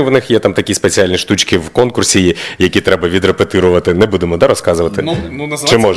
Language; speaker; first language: Ukrainian; native; Ukrainian